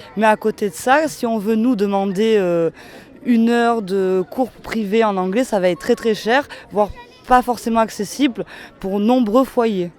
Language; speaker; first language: French; native; French